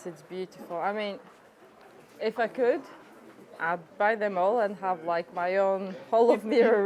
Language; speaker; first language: English; non-native, fluent; French